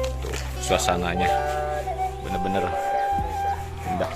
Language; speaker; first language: Indonesian; non-native, local second language; Sundanese